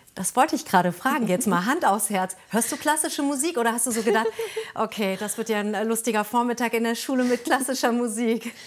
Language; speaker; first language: German; native; German